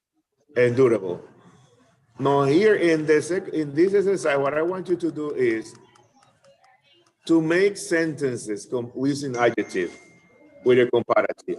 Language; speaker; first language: English; non-native, fluent; Spanish